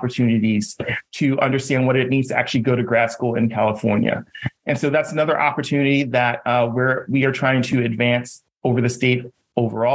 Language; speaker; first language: English; native; English